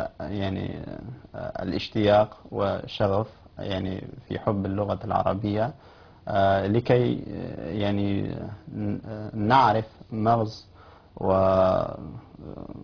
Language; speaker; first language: Arabic; non-native, fluent; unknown